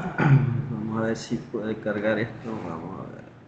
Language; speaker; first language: Spanish; native; Spanish